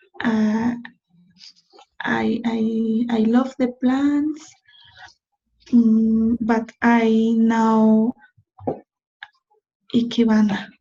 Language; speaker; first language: English; non-native, learner; Spanish